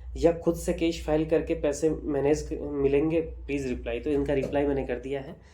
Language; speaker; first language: Hindi; native; Hindi